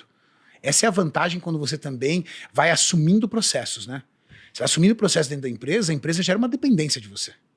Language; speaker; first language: Portuguese; native; Portuguese